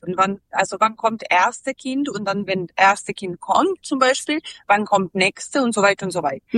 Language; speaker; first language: German; non-native, fluent; Serbian